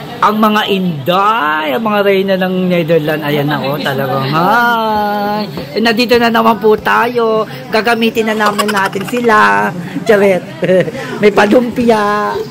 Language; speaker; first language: Filipino; native; Filipino